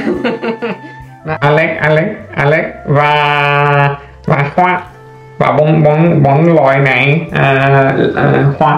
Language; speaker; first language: Vietnamese; non-native, learner; French